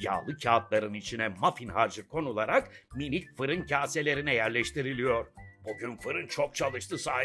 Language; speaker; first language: Turkish; native; Turkish